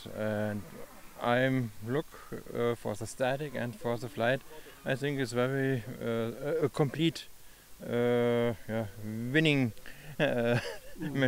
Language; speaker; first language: English; non-native, learner; German